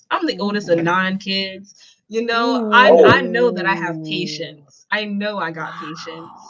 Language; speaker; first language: English; native; English